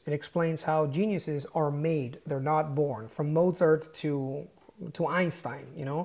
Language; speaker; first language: English; non-native, fluent; Italian